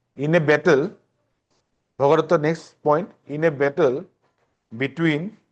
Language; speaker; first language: English; non-native, local second language; Assamese